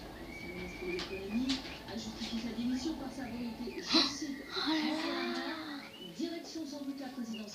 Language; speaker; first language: French; native; French